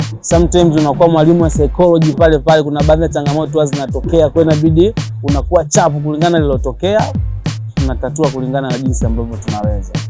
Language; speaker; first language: Swahili; native; Swahili